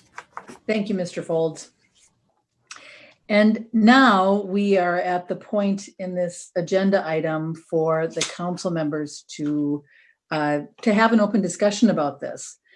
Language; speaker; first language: English; native; English